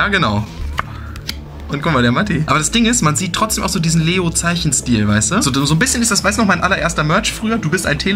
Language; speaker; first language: German; native; German